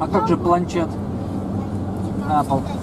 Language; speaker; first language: Russian; native; Russian